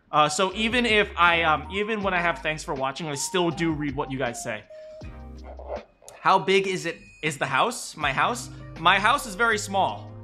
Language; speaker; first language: English; native; English